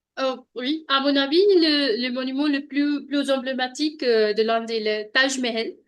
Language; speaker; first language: French; non-native, learner; Hindi